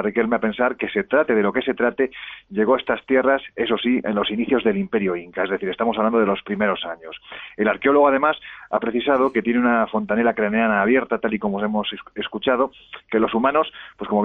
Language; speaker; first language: Spanish; native; Spanish